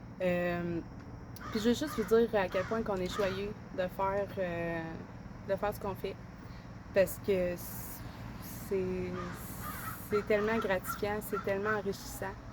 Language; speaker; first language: French; native; French